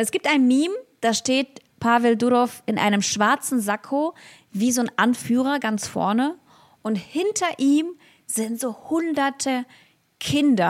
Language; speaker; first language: German; early bilingual, other home language; Russian